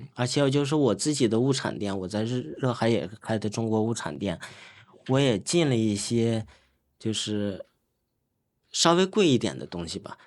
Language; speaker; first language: Chinese; native; Chinese